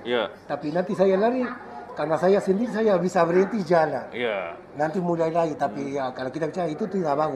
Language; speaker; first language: Indonesian; non-native, fluent; Spanish